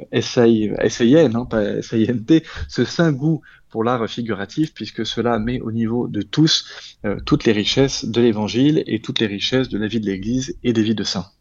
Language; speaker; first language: French; native; French